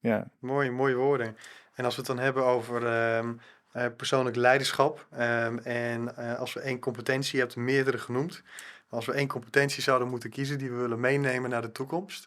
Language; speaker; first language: Dutch; native; Dutch